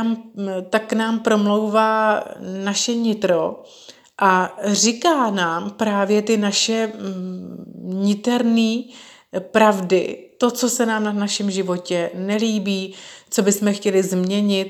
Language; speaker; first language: Czech; native; Czech